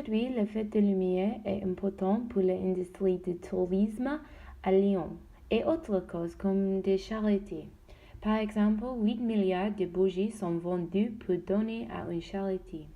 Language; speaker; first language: French; non-native, learner; Dutch